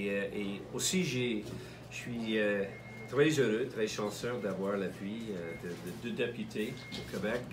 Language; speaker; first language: French; non-native, learner; English